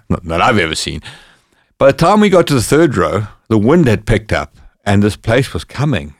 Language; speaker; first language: English; native; English